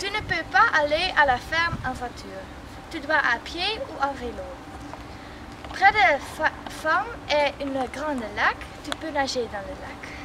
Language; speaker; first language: French; non-native, learner; Dutch